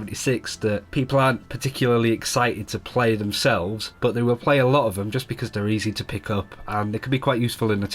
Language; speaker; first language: English; native; English